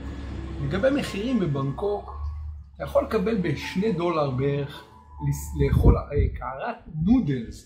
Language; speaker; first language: Hebrew; native; Hebrew